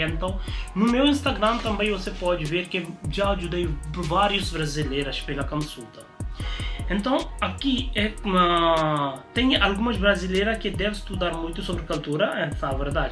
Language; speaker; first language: Portuguese; non-native, learner; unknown